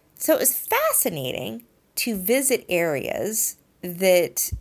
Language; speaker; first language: English; native; English